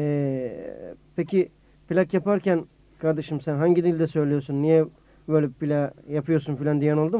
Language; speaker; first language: Turkish; native; Turkish